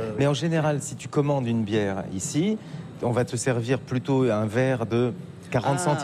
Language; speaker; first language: French; native; French